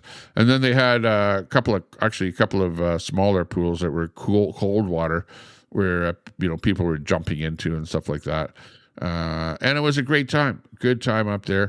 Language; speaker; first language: English; native; English